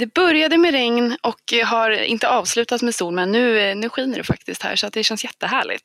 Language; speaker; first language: Swedish; native; Swedish